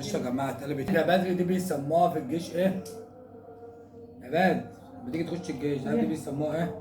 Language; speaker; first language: Arabic; native; Arabic